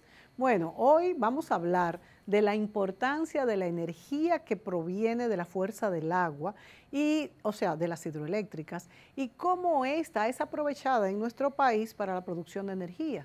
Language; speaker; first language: Spanish; native; Spanish